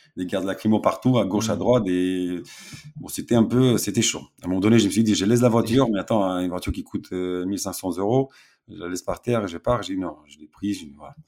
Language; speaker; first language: French; non-native, fluent; Romanian